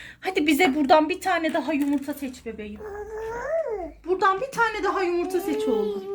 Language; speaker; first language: Turkish; native; Turkish